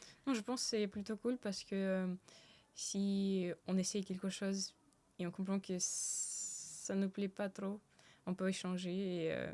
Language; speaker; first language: French; early bilingual, other home language; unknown